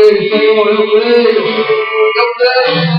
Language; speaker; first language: Portuguese; native; Portuguese